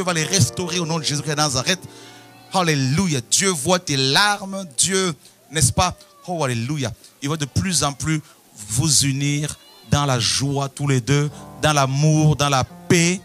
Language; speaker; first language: French; non-native, local second language; Lingala